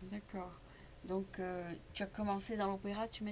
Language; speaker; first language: French; native; French